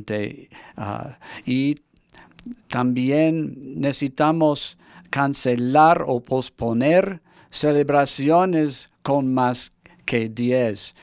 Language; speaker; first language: Spanish; non-native, fluent; English